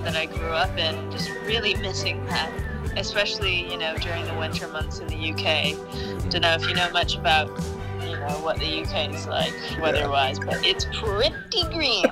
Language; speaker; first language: English; non-native, local second language; Cantonese